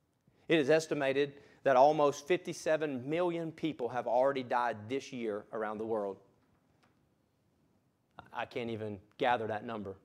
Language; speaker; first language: English; native; English